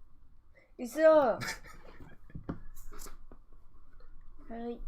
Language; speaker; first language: Japanese; non-native, learner; Vietnamese